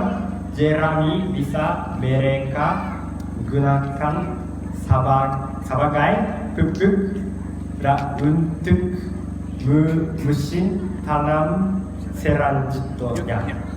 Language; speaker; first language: Indonesian; non-native, learner; Japanese